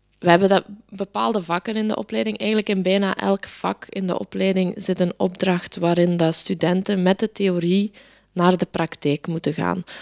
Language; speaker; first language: Dutch; native; Dutch